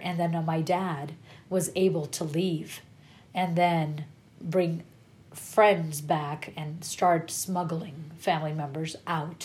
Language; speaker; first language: English; early bilingual, other home language; Persian